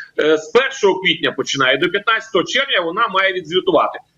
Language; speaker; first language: Ukrainian; native; Ukrainian